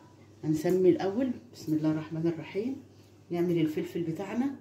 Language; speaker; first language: Arabic; native; Arabic